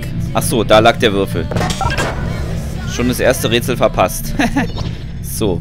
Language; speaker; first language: German; native; German